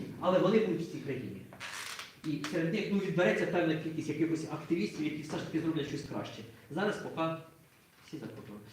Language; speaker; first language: Ukrainian; native; Ukrainian